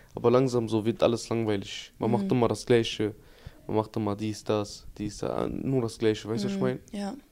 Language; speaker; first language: German; early bilingual, other home language; Turkish